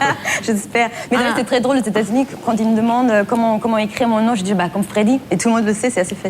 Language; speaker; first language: French; non-native, fluent; German